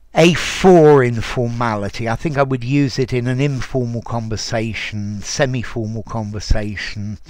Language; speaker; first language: English; native; English